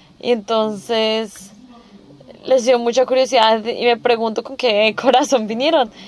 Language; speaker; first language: Spanish; non-native, fluent; Korean